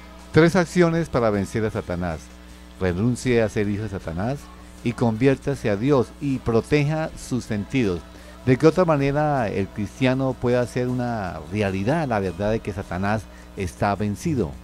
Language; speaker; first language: Spanish; native; Spanish